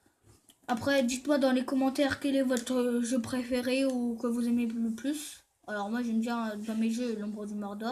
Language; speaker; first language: French; native; French